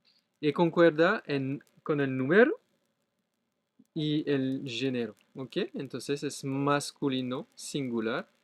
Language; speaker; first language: Spanish; non-native, fluent; French